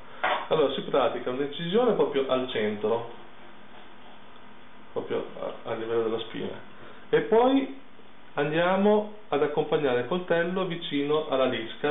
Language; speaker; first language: Italian; native; Italian